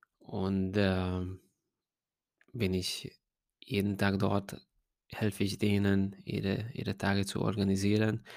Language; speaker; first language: German; non-native, fluent; Hungarian